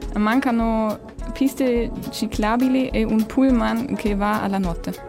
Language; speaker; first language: Italian; non-native, learner; German